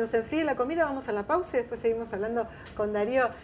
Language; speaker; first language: Spanish; native; Spanish